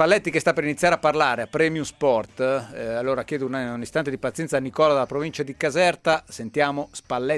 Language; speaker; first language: Italian; native; Italian